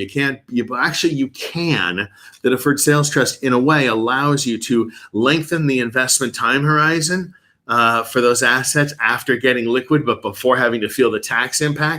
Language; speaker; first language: English; native; English